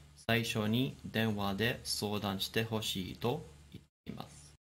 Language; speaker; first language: Japanese; non-native, fluent; English